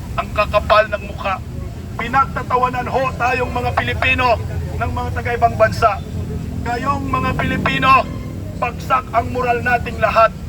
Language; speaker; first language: Filipino; non-native, local second language; Cebuano